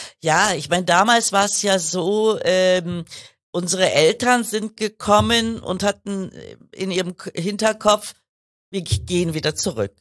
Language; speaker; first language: German; early bilingual, other home language; Kurdish